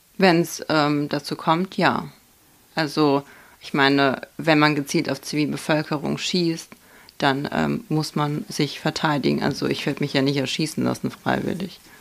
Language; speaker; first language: German; early bilingual, other home language; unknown